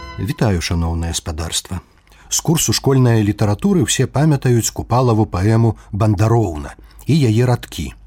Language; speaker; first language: Belarusian; native; Belarusian